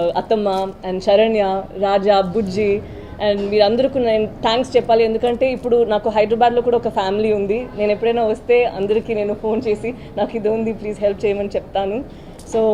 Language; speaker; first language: Telugu; non-native, learner; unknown